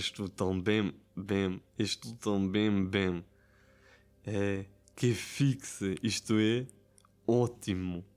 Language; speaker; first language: Portuguese; non-native, learner; German